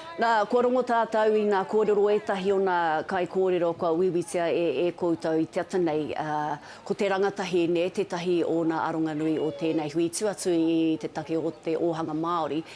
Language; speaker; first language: Māori; native; Māori